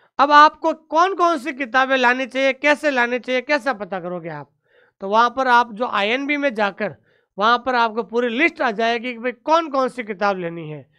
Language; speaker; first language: Hindi; native; Hindi